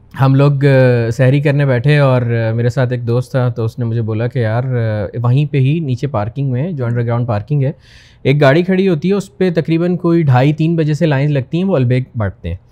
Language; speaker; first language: Urdu; native; Urdu